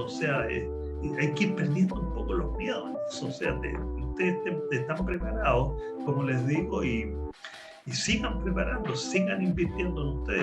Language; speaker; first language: Spanish; native; Spanish